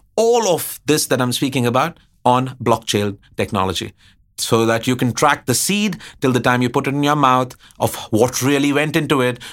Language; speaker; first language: English; non-native, local second language; Hindi